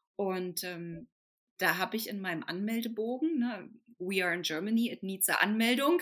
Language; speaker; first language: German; native; German